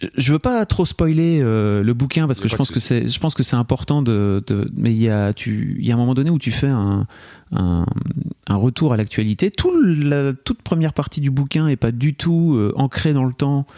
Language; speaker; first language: French; native; French